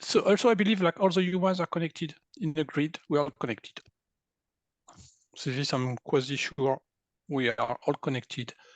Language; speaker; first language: English; non-native, fluent; French